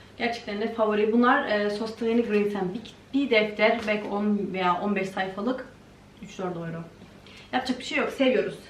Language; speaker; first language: Turkish; early bilingual, heritage; Turkish